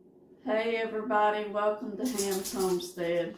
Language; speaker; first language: English; native; English